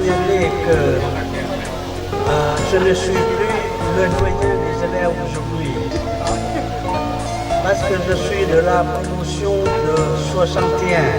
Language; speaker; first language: French; non-native, local second language; Lao